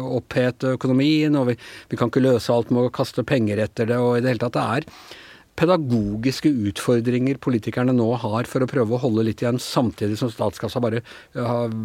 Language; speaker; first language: Norwegian; native; Norwegian